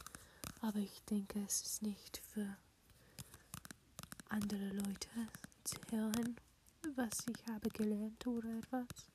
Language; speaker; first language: German; non-native, learner; English